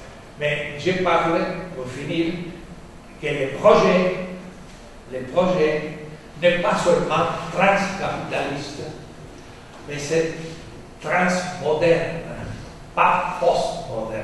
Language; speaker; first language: French; non-native, fluent; Spanish